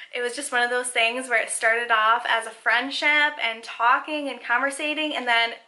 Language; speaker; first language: English; native; English